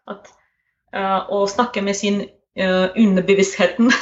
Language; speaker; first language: Norwegian; non-native, fluent; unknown